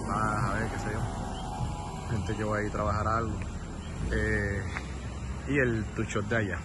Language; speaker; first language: Spanish; native; Spanish